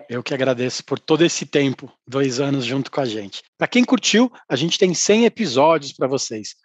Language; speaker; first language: Portuguese; native; Portuguese